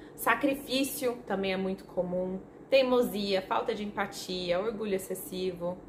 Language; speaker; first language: Portuguese; non-native, fluent; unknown